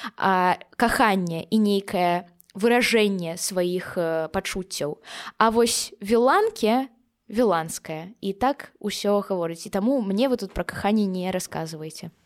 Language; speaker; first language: Belarusian; non-native, local second language; Russian